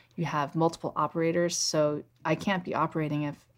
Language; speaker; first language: English; native; English